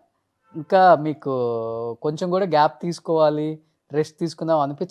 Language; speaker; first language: Telugu; native; Telugu